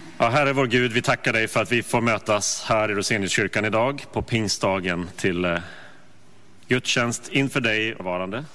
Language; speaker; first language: Swedish; native; Swedish